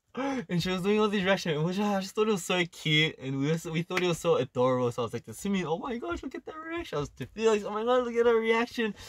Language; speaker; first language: English; early bilingual, other home language; Korean